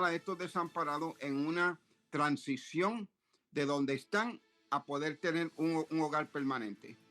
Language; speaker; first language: Spanish; native; Spanish